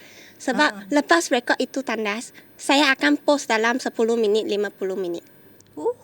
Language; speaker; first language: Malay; non-native, local second language; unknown